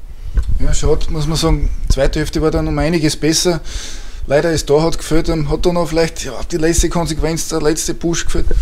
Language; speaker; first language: German; native; German